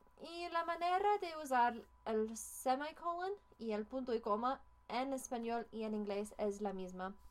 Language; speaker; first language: Spanish; non-native, fluent; English